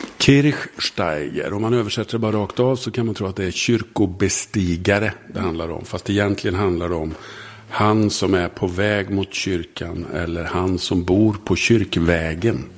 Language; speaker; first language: Swedish; early bilingual, other home language; German